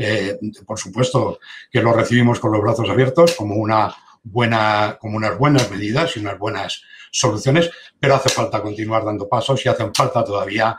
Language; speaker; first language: Spanish; native; Spanish